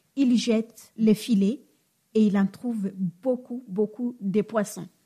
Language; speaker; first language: French; non-native, local second language; Swahili